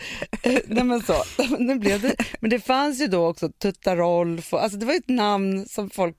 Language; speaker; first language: Swedish; native; Swedish